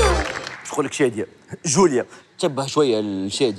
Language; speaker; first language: Arabic; native; Arabic